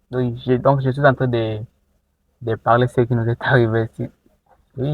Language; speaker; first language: French; non-native, local second language; Rundi